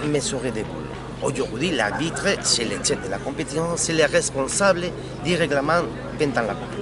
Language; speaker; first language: French; non-native, learner; Spanish